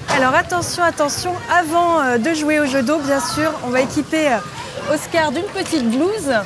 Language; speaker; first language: French; native; French